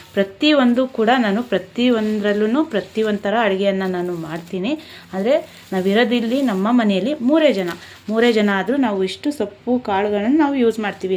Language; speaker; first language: Kannada; non-native, local second language; Urdu